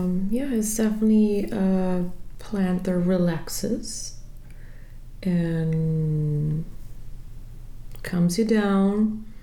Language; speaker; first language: English; non-native, fluent; Italian